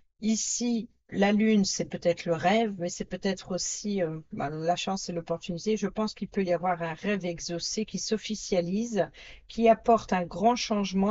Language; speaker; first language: French; native; French